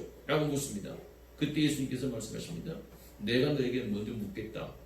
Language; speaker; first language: Korean; native; Korean